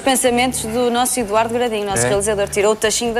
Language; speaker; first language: Portuguese; native; Portuguese